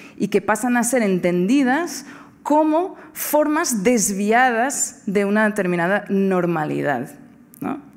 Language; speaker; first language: Spanish; non-native, fluent; Portuguese